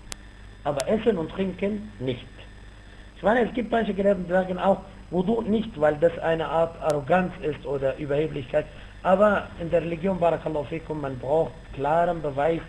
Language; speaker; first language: German; non-native, fluent; Arabic